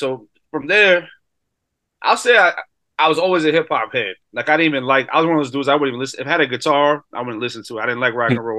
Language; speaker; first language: English; native; English